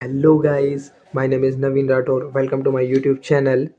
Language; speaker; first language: English; non-native, learner; Hindi